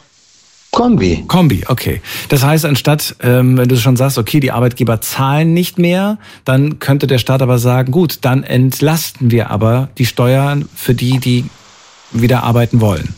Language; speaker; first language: German; native; German